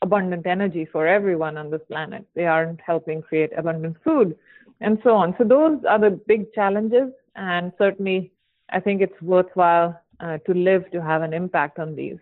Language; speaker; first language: English; non-native, local second language; Hindi